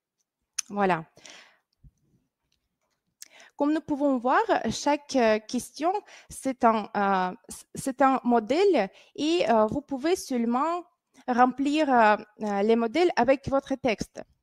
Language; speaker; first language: French; non-native, fluent; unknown